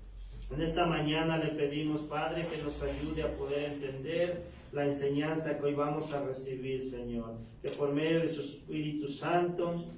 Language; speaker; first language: Spanish; native; Spanish